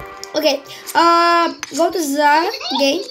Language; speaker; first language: English; non-native, learner; Russian